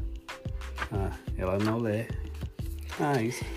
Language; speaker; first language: Portuguese; non-native, learner; English